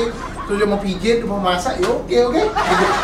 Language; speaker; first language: Indonesian; native; Indonesian